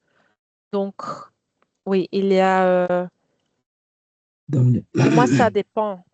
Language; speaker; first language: French; non-native, fluent; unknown